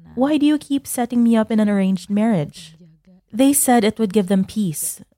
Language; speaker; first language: English; non-native, fluent; Indonesian